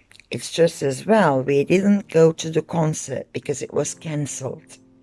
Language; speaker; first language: English; non-native, fluent; Turkish